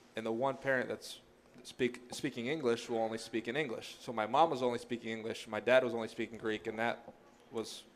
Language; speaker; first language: English; early bilingual, other home language; Greek